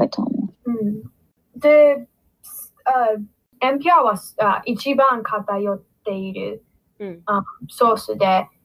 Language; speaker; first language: Japanese; non-native, learner; English